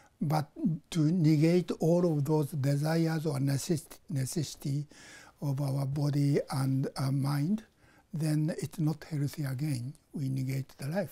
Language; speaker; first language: English; non-native, fluent; Japanese